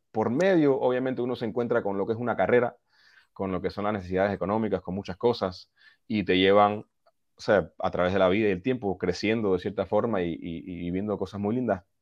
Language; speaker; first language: Spanish; early bilingual, heritage; Spanish